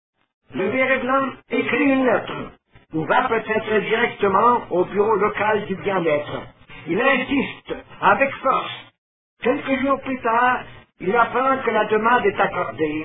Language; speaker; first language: French; native; French